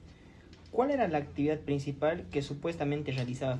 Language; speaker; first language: Spanish; native; Spanish